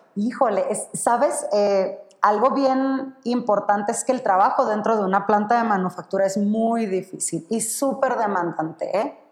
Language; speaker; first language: Spanish; native; Spanish